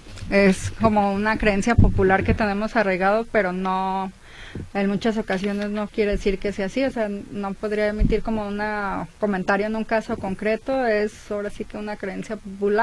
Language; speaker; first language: Spanish; native; Spanish